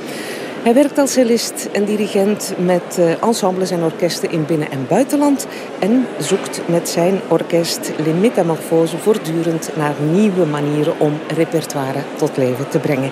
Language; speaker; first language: Dutch; native; Dutch